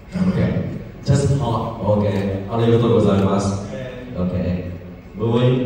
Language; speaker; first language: English; non-native, local second language; Vietnamese